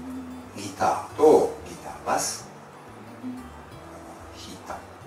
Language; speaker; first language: Japanese; non-native, learner; French